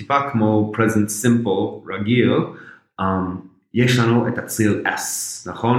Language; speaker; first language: Hebrew; non-native, fluent; English